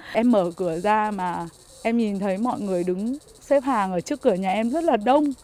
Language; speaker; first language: Vietnamese; non-native, local second language; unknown